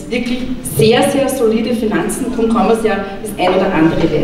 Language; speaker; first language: German; native; German